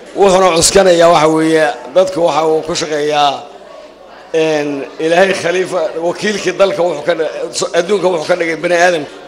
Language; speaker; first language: Somali; non-native, local second language; Maay